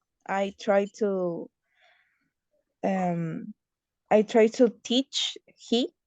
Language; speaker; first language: English; non-native, learner; Spanish